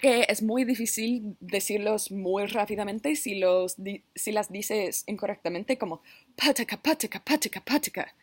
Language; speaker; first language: Spanish; non-native, learner; English